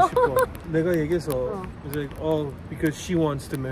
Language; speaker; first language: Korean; non-native, learner; French